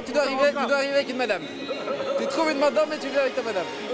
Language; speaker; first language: French; native; French